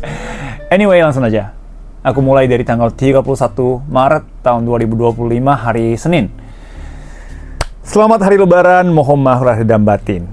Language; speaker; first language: Indonesian; non-native, fluent; Japanese